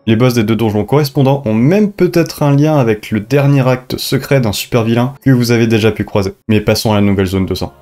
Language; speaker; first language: French; native; French